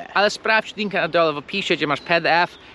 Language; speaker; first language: Polish; non-native, fluent; English